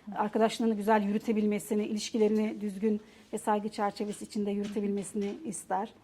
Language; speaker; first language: Turkish; native; Turkish